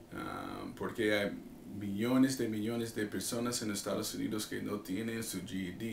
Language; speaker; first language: Spanish; non-native, fluent; English